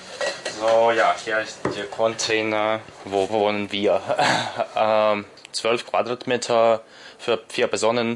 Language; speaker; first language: German; non-native, learner; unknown